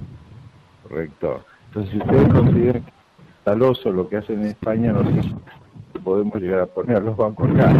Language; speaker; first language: Spanish; native; Spanish